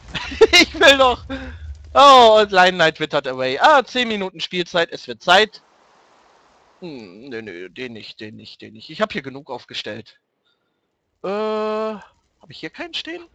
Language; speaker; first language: German; native; German